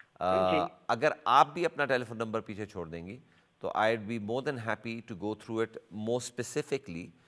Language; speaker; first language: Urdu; early bilingual, heritage; Urdu